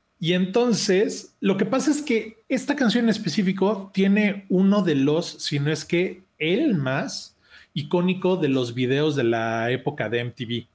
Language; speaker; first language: Spanish; native; Spanish